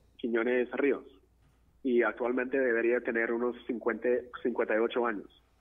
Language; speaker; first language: Spanish; non-native, fluent; English